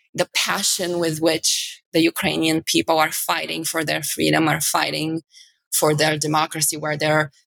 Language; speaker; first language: English; non-native, fluent; Bulgarian